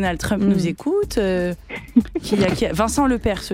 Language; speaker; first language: French; native; French